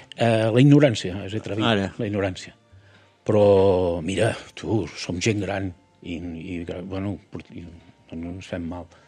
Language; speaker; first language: Catalan; native; Catalan